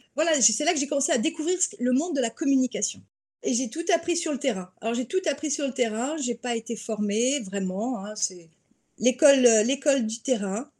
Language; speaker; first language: French; native; French